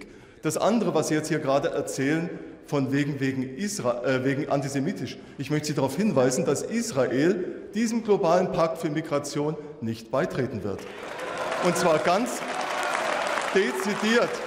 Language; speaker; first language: German; native; German